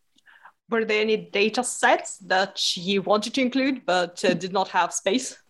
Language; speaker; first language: English; non-native, fluent; Lithuanian